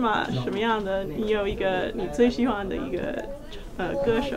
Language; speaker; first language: Chinese; non-native, learner; English